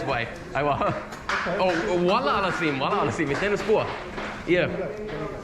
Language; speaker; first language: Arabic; non-native, learner; English